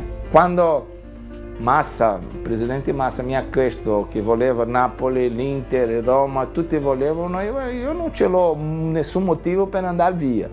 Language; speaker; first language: Italian; non-native, fluent; Portuguese